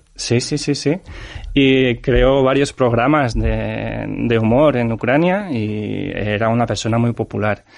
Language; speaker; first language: Spanish; non-native, fluent; Ukrainian